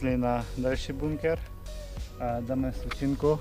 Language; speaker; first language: Czech; non-native, fluent; Russian